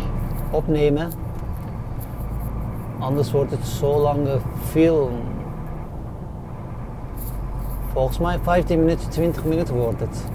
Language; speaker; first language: Dutch; non-native, fluent; Turkish